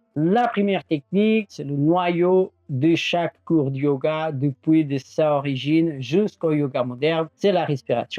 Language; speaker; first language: French; non-native, fluent; Portuguese